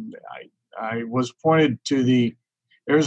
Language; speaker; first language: English; native; English